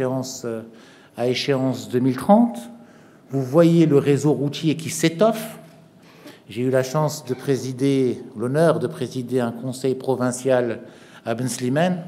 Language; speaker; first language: French; non-native, local second language; Arabic